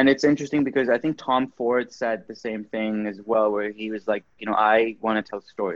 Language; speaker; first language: English; non-native, local second language; Urdu